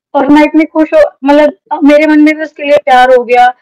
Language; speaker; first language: Hindi; native; Hindi